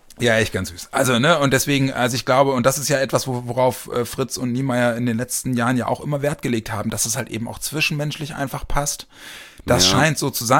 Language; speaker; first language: German; native; German